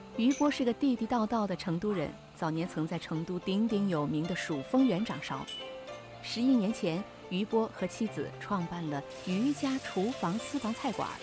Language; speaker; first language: Chinese; native; Chinese